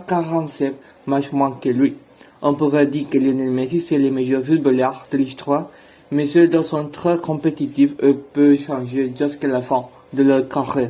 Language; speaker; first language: French; non-native, learner; Spanish